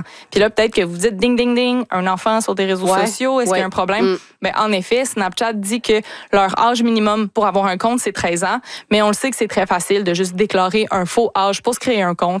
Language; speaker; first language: French; native; French